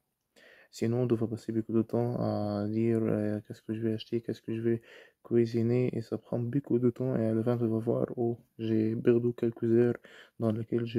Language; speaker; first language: French; non-native, fluent; Arabic